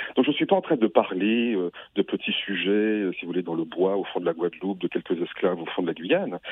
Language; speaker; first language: French; native; French